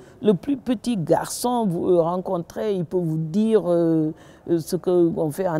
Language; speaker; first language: French; non-native, local second language; Wolof